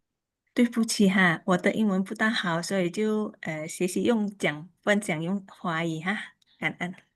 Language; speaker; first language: Chinese; early bilingual, heritage; Chinese